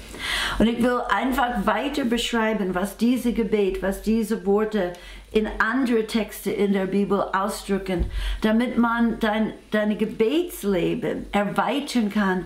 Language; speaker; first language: German; non-native, fluent; English